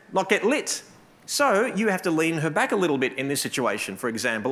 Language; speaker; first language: English; native; English